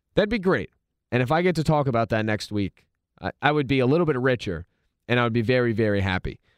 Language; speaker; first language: English; native; English